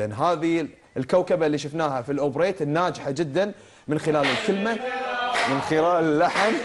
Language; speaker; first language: Arabic; native; Arabic